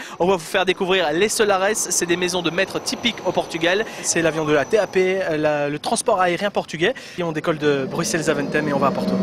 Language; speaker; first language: French; native; French